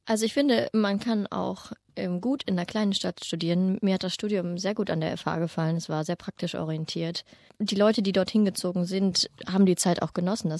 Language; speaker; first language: German; native; German